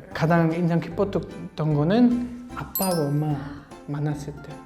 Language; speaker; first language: Korean; non-native, fluent; German